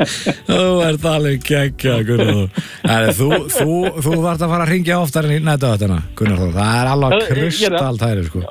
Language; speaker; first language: Icelandic; native; Icelandic